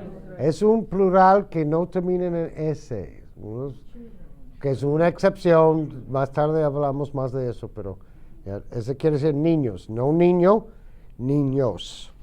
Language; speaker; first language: Spanish; non-native, fluent; English